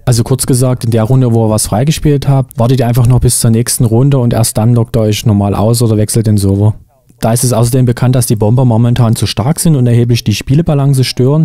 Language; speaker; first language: German; native; German